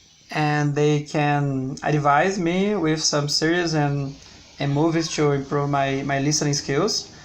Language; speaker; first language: English; non-native, learner; Portuguese